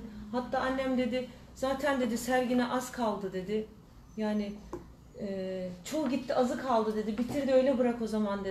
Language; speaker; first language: Turkish; early bilingual, heritage; Turkish